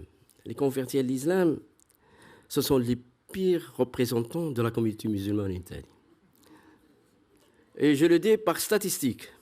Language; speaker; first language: French; non-native, fluent; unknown